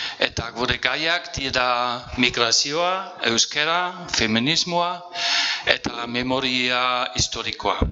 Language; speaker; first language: Basque; non-native, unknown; German